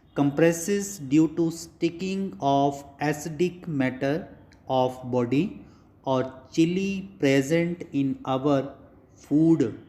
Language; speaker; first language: English; non-native, local second language; Punjabi